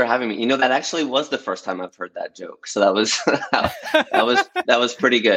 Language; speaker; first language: English; native; English